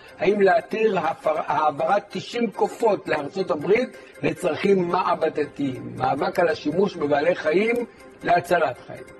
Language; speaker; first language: Hebrew; native; Hebrew